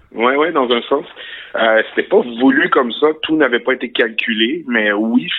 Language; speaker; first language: French; native; French